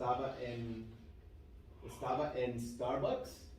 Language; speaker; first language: Spanish; non-native, fluent; English